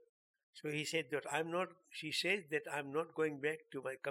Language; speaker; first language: English; non-native, local second language; Urdu